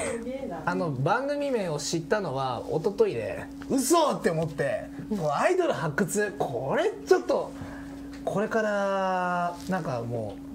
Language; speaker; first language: Japanese; native; Japanese